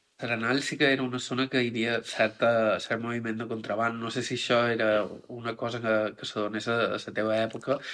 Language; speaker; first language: Catalan; native; Catalan